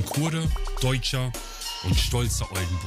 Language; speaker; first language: German; early bilingual, other home language; Kurdish